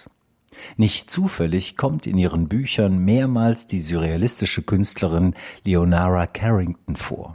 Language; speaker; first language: German; native; German